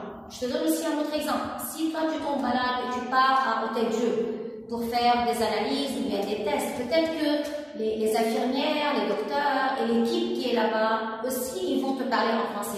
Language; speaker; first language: French; non-native, local second language; Arabic